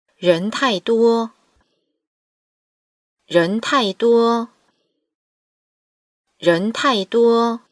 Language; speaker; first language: Chinese; non-native, fluent; Korean